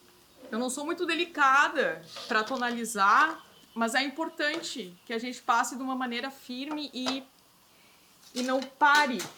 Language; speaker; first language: Portuguese; native; Portuguese